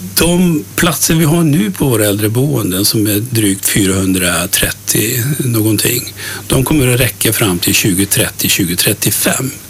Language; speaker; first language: Swedish; early bilingual, other home language; Turkish